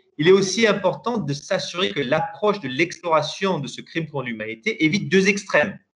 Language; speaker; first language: French; non-native, local second language; Persian